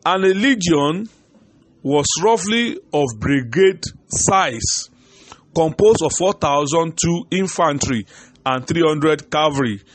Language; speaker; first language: English; non-native, local second language; Yoruba